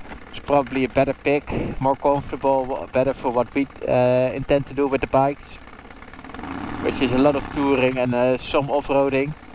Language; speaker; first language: English; non-native, fluent; Dutch